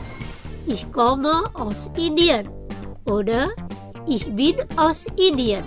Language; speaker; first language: German; non-native, fluent; Indonesian